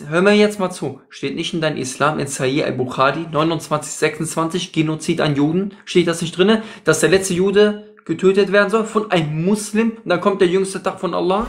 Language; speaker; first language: German; native; German